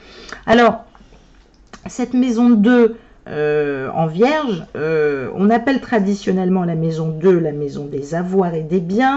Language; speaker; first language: French; native; French